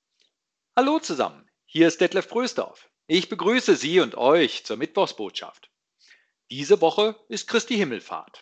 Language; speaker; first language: German; native; German